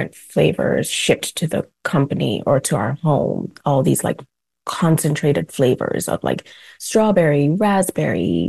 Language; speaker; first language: English; non-native, local second language; Yoruba